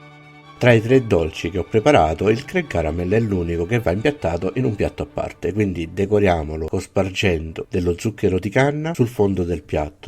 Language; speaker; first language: Italian; native; Italian